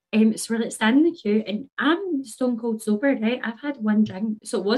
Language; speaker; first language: English; native; English